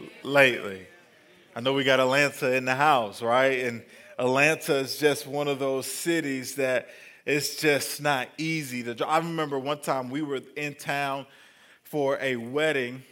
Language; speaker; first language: English; native; English